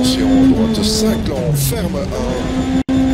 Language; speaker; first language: French; native; French